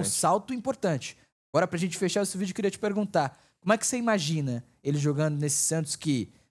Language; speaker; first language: Portuguese; native; Portuguese